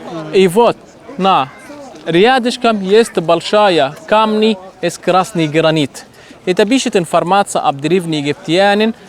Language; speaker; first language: Russian; non-native, learner; Arabic